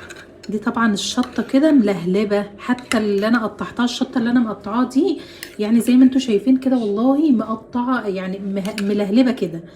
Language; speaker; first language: Arabic; native; Arabic